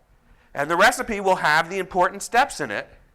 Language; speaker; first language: English; native; English